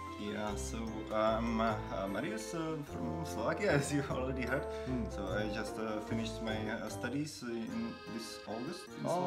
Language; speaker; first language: English; non-native, fluent; Slovak